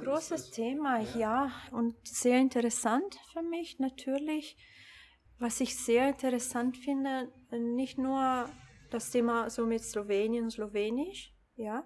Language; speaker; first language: German; non-native, local second language; Italian